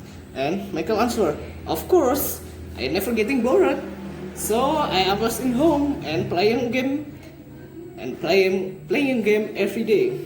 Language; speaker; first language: English; non-native, learner; Indonesian